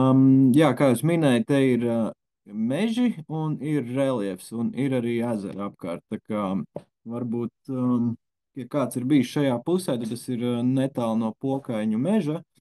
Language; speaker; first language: Latvian; native; Latvian